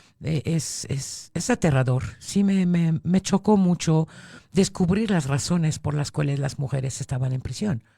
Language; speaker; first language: Spanish; non-native, fluent; French